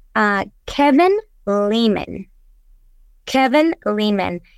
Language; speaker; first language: Spanish; early bilingual, heritage; Spanish